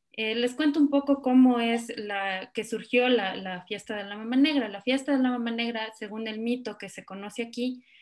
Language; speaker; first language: Spanish; native; Spanish